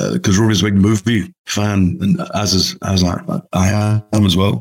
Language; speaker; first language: English; native; English